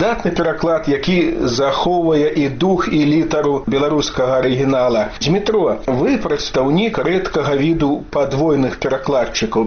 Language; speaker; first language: Belarusian; native; Belarusian